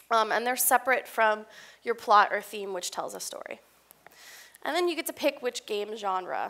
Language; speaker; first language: English; native; English